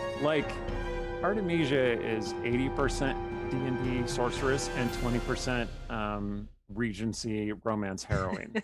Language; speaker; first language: English; native; English